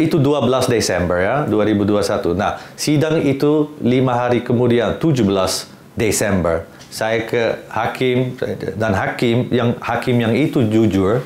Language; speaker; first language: Indonesian; non-native, fluent; Dutch